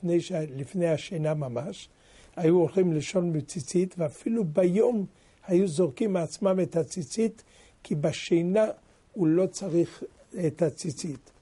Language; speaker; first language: Hebrew; non-native, fluent; French